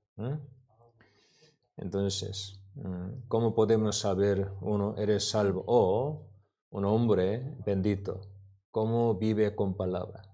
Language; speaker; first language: Spanish; non-native, learner; Korean